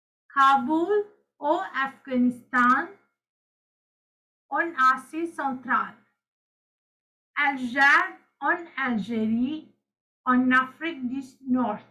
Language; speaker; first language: French; non-native, fluent; Sinhala